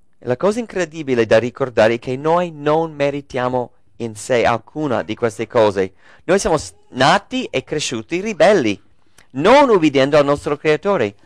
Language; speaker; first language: Italian; early bilingual, heritage; English